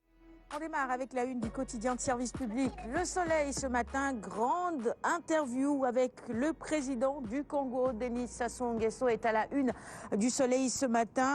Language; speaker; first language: French; non-native, local second language; Wolof